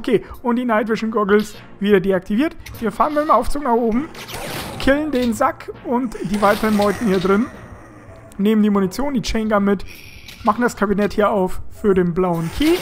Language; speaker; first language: German; native; German